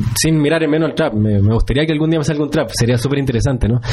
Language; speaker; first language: Spanish; native; Spanish